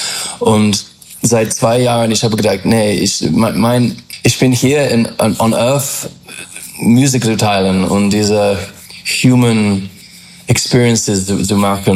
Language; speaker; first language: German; non-native, learner; English